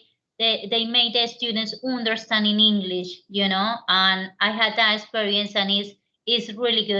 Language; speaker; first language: English; non-native, learner; Spanish